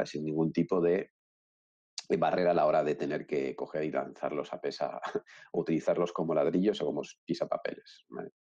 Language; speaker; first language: Spanish; native; Spanish